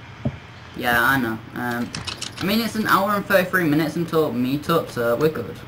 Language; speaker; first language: English; native; English